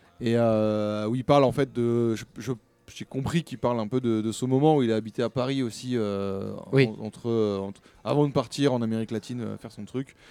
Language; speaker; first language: French; native; French